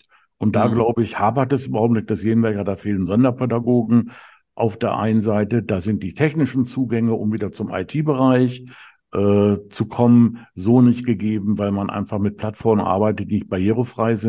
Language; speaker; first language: German; native; German